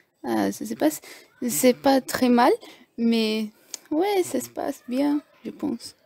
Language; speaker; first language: French; non-native, learner; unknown